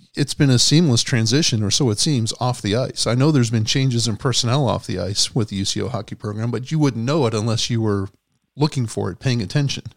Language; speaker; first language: English; native; English